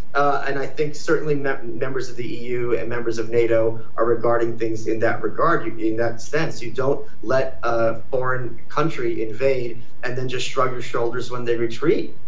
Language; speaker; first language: English; early bilingual, other home language; Ukrainian